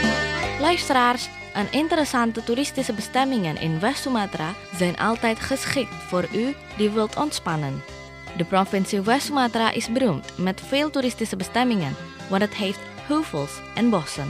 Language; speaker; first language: Dutch; non-native, fluent; Indonesian